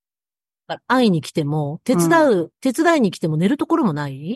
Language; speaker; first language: Japanese; native; Japanese